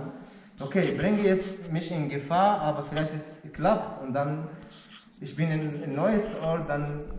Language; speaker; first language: German; non-native, learner; Arabic